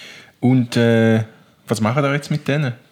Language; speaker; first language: German; native; German